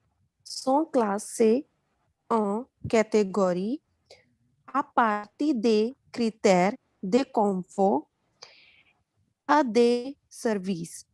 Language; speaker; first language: French; non-native, learner; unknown